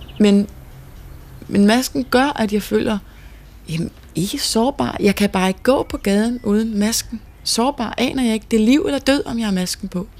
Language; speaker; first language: Danish; native; Danish